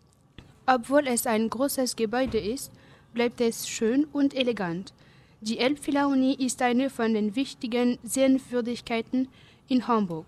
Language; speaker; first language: German; non-native, learner; French